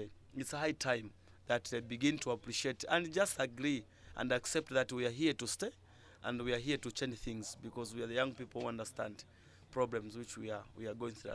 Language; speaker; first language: English; non-native, local second language; Bemba